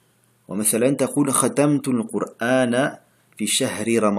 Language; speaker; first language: Arabic; non-native, fluent; French